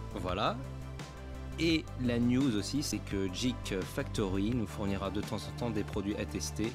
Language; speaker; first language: French; native; French